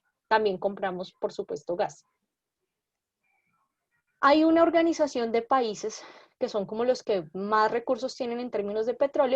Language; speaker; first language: Spanish; native; Spanish